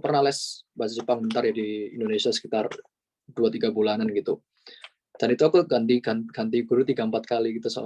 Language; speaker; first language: Indonesian; native; Indonesian